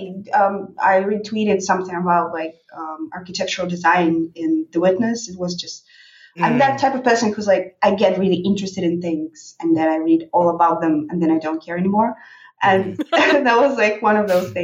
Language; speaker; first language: English; non-native, fluent; Russian